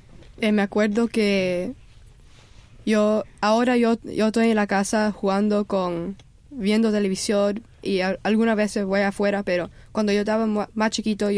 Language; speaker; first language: Spanish; early bilingual, heritage; Spanish